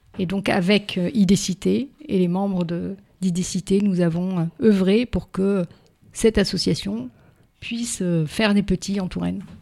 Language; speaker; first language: French; native; French